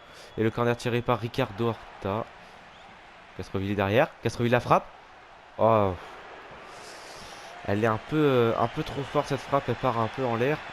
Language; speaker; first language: French; native; French